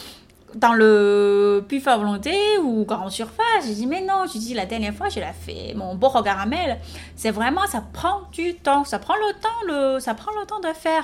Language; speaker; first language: French; non-native, fluent; Chinese